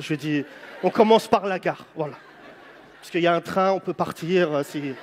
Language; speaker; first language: French; native; French